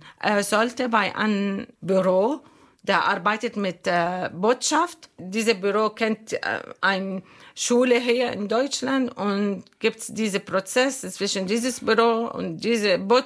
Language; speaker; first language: German; non-native, fluent; Arabic